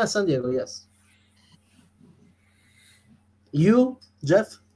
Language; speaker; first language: English; non-native, learner; Italian